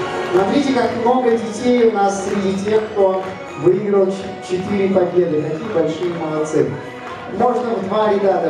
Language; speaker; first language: Russian; native; Russian